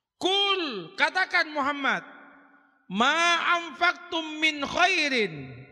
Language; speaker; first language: Indonesian; non-native, local second language; Madurese